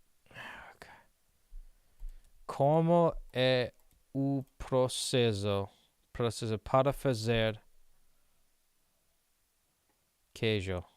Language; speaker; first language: Portuguese; non-native, learner; English